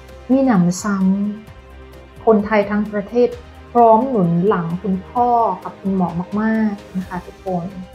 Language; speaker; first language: Thai; native; Thai